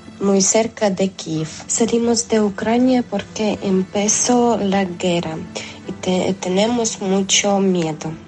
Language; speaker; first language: Spanish; non-native, learner; Ukrainian